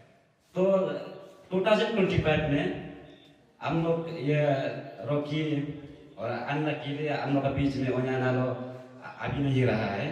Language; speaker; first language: Hindi; non-native, local second language; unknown